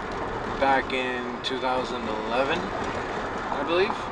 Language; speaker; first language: English; native; English